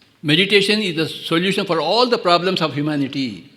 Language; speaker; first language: English; non-native, local second language; Telugu